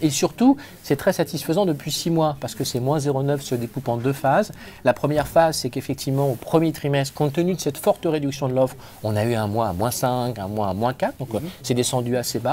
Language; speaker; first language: French; native; French